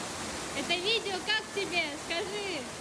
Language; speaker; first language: Russian; native; Russian